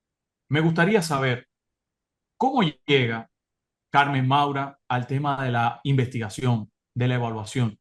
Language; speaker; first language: Spanish; native; Spanish